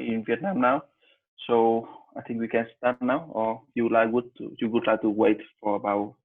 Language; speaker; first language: English; non-native, fluent; Vietnamese